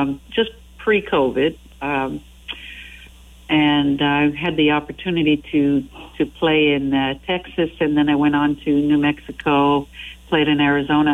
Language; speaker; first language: English; non-native, fluent; French